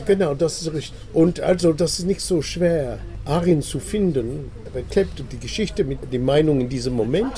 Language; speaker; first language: German; non-native, fluent; English